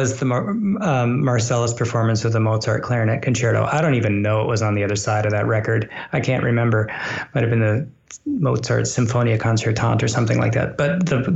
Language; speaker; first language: English; native; English